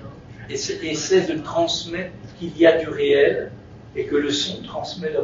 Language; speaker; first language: French; native; French